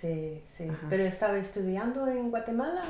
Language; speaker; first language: Spanish; non-native, fluent; English